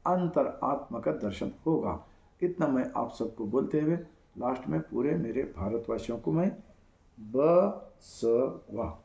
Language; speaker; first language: Hindi; non-native, local second language; Kannada